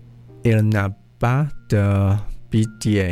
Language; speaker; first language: French; non-native, learner; English